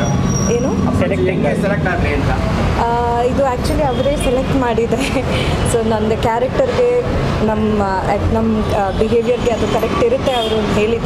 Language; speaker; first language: Kannada; non-native, local second language; Malayalam